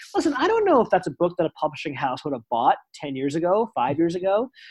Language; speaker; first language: English; native; English